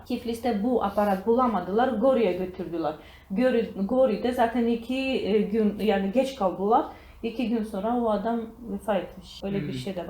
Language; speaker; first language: Turkish; non-native, learner; Georgian